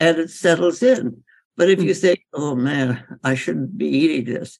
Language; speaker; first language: English; native; English